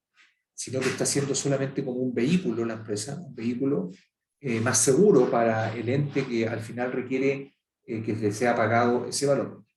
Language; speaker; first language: Spanish; native; Spanish